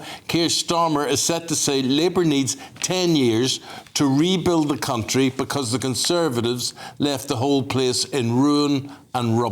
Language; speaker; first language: English; native; English